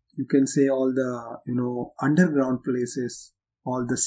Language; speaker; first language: English; non-native, local second language; Hindi